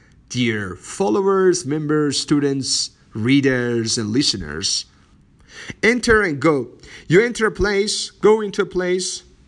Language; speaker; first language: English; non-native, fluent; Persian